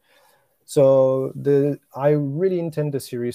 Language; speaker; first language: English; non-native, fluent; French